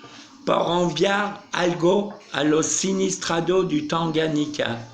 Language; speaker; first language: Spanish; non-native, learner; French